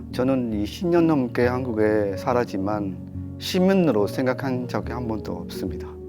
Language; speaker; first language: Korean; non-native, fluent; Burmese